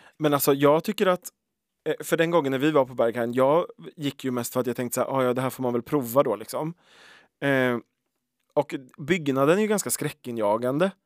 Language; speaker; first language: Swedish; native; Swedish